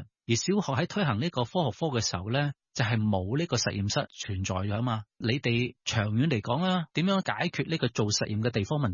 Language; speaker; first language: Cantonese; native; Cantonese